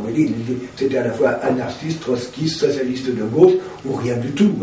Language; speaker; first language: French; native; French